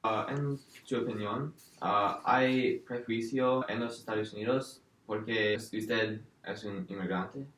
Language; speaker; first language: Spanish; non-native, learner; English